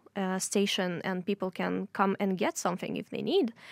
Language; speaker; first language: English; non-native, fluent; Russian